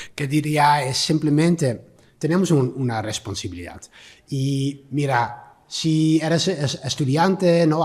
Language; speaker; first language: Spanish; non-native, learner; Dutch